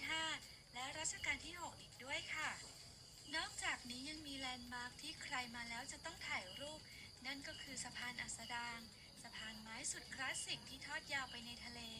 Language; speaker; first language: Thai; native; Thai